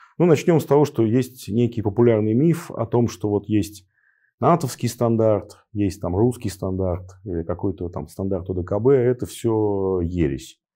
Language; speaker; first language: Russian; native; Russian